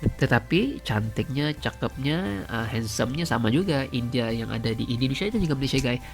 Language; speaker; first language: Malay; native; Malay